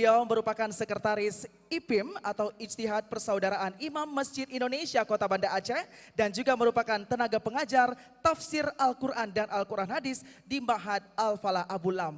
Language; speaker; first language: Indonesian; native; Indonesian